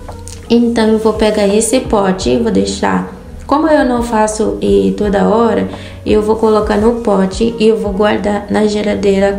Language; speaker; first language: Portuguese; non-native, fluent; Haitian Creole